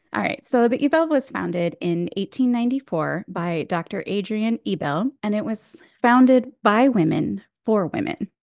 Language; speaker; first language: English; native; English